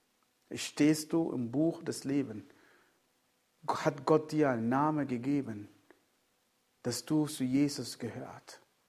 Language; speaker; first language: German; non-native, fluent; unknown